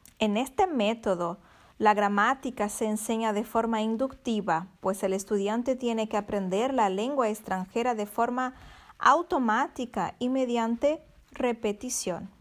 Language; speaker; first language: Spanish; non-native, fluent; Portuguese